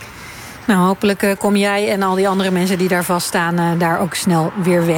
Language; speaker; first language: Dutch; native; Dutch